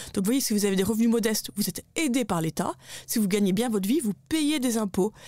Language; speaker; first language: French; native; French